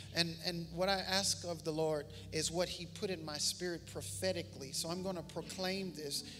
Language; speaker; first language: English; native; English